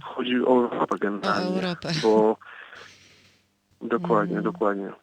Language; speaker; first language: Polish; non-native, fluent; Ukrainian